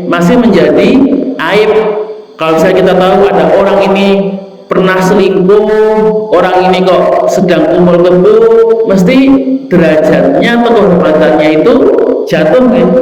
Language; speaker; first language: Indonesian; non-native, local second language; Javanese